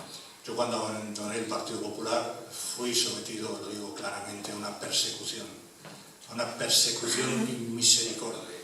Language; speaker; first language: Spanish; native; Spanish